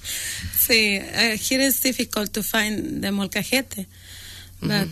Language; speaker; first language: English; non-native, learner; Spanish